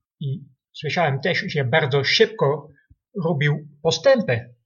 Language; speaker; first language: Polish; non-native, learner; Dutch